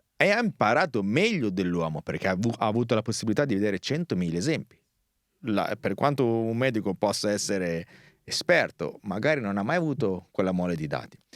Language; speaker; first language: Italian; native; Italian